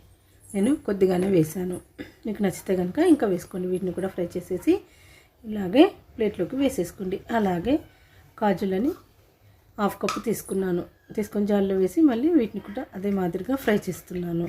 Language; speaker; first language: Telugu; native; Telugu